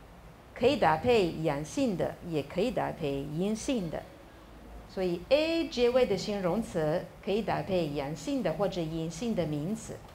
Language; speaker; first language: Chinese; non-native, fluent; Italian